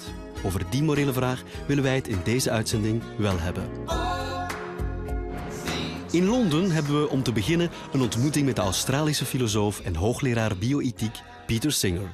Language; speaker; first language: Dutch; native; Dutch